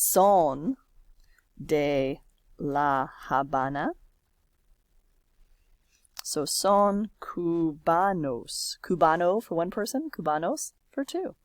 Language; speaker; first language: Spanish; non-native, fluent; English